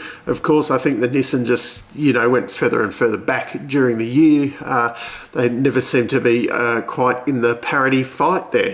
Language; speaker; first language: English; native; English